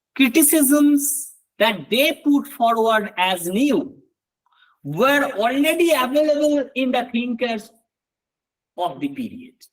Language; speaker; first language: English; non-native, local second language; Bangla